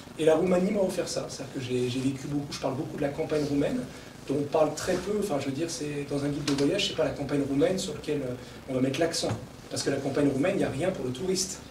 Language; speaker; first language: French; native; French